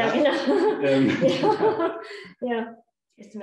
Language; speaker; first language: German; non-native, learner; Japanese